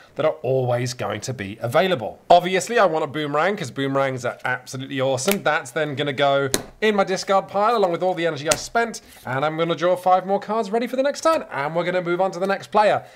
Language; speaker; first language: English; native; English